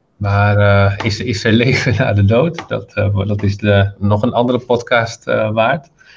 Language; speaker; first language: Dutch; non-native, fluent; Arabic